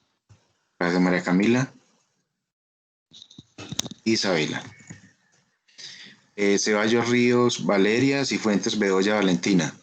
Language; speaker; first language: Spanish; native; Spanish